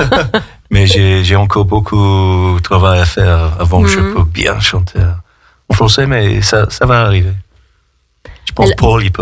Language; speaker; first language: French; non-native, fluent; English